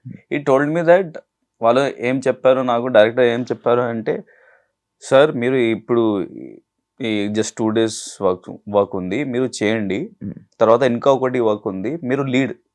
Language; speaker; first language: Telugu; non-native, learner; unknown